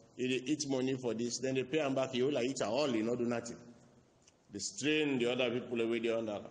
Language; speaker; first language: English; non-native, local second language; Krio